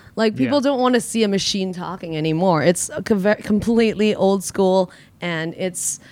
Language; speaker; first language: English; native; English